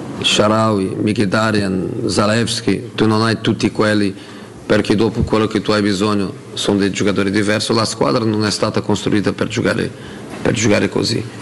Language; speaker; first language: Italian; non-native, fluent; Portuguese